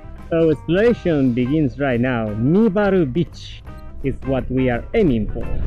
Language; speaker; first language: English; non-native, fluent; Spanish